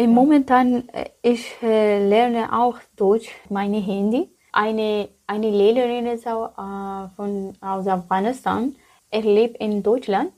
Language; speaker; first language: German; non-native, learner; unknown